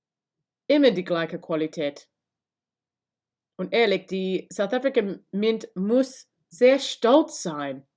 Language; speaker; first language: German; non-native, learner; English